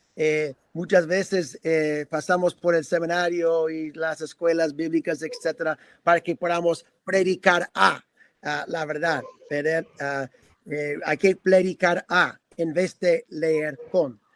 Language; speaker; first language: Spanish; non-native, fluent; English